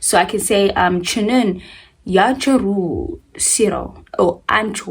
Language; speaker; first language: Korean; non-native, learner; English